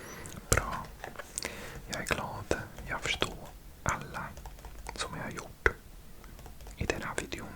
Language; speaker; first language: Swedish; non-native, learner; English